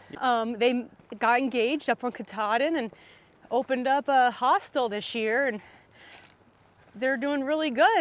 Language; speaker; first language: English; native; English